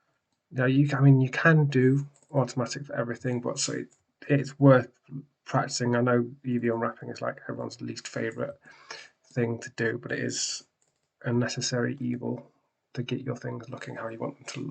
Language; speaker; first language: English; native; English